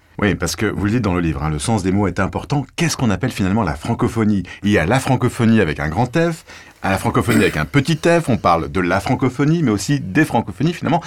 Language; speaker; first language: French; native; French